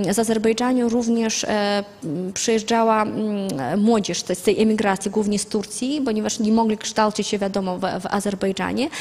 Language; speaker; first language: Polish; non-native, fluent; Azerbaijani